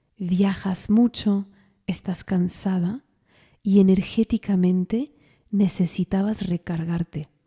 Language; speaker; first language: Spanish; non-native, fluent; French